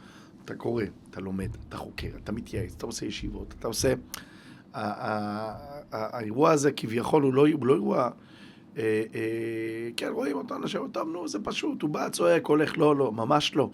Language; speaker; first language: Hebrew; native; Hebrew